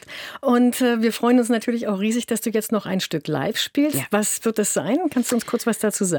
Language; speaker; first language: German; native; German